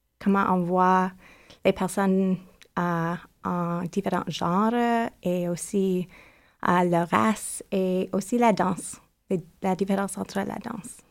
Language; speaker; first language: French; non-native, learner; English